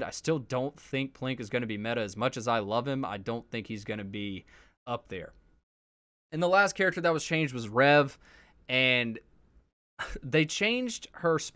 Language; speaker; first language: English; native; English